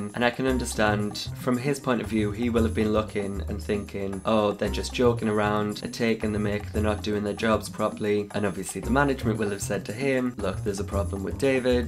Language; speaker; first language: English; native; English